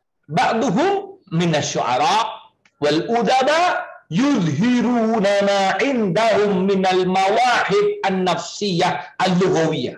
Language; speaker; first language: Arabic; non-native, fluent; Indonesian